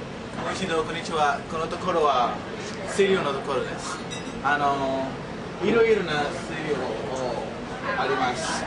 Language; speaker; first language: Japanese; non-native, learner; English